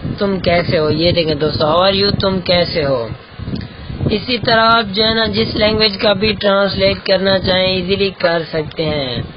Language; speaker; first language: Urdu; non-native, local second language; Saraiki